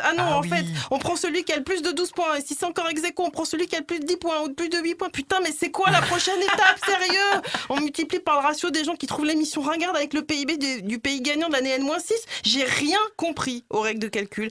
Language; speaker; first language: French; native; French